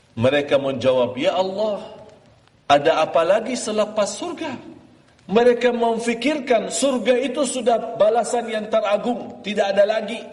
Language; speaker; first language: Malay; non-native, fluent; Arabic